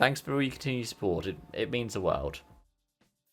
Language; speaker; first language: English; native; English